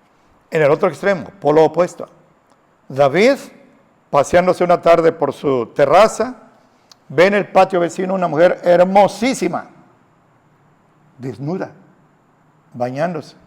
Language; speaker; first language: Spanish; native; Spanish